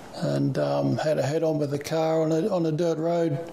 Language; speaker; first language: English; native; English